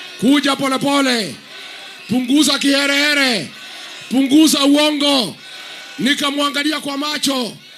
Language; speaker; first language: Swahili; non-native, local second language; Kikuyu